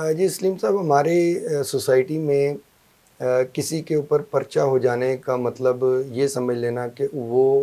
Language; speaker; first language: Urdu; non-native, local second language; Punjabi